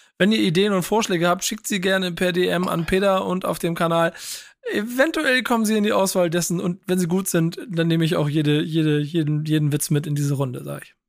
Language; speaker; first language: German; native; German